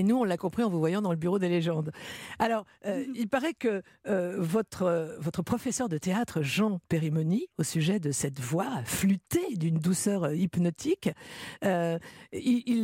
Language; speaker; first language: French; native; French